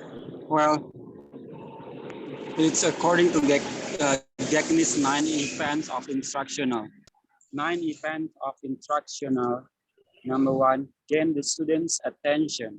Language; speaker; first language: English; non-native, fluent; Indonesian